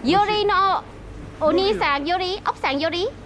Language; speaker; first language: Japanese; non-native, learner; Vietnamese